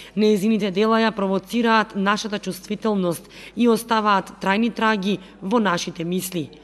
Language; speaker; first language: Macedonian; native; Macedonian